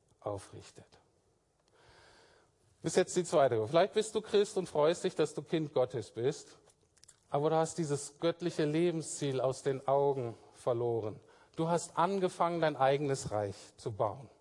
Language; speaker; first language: German; native; German